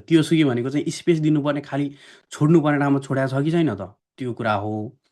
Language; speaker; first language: Nepali; native; Nepali